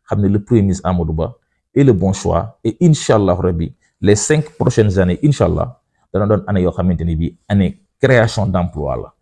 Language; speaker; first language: French; non-native, local second language; Wolof